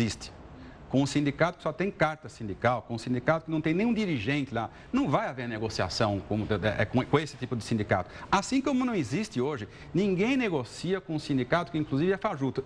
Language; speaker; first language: Portuguese; native; Portuguese